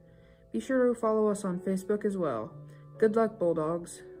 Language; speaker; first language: English; native; English